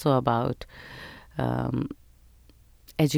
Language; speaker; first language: English; non-native, local second language; Urdu